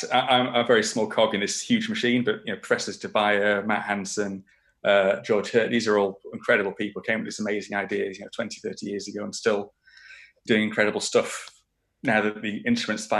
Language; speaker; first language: English; native; English